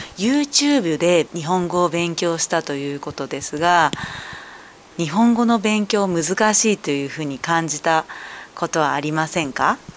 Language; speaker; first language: Japanese; native; Japanese